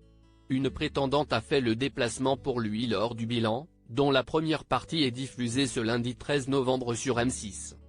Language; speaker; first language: French; native; French